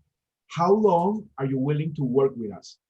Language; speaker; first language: English; non-native, fluent; Spanish